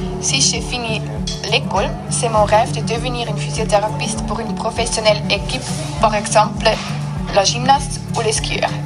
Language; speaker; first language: French; non-native, learner; German